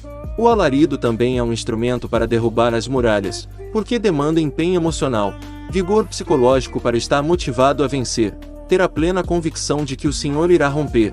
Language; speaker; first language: Portuguese; native; Portuguese